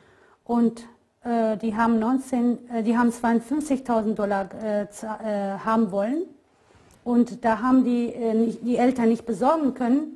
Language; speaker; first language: German; non-native, fluent; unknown